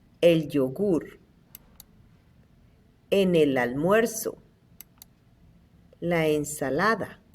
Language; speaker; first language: Spanish; non-native, fluent; English